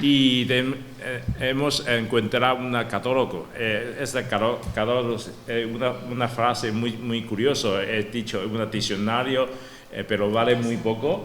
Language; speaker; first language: Spanish; non-native, learner; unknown